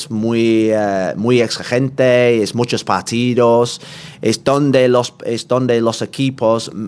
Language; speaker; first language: Spanish; non-native, learner; English